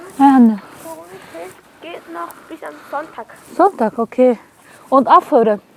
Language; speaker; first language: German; non-native, learner; Turkish